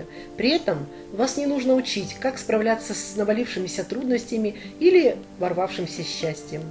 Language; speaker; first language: Russian; native; Russian